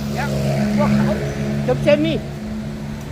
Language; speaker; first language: English; non-native, learner; Thai